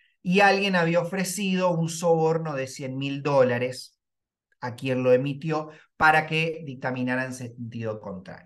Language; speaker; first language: Spanish; native; Spanish